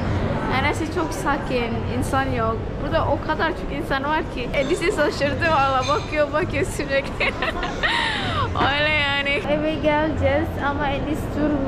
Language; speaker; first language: Turkish; non-native, learner; Indonesian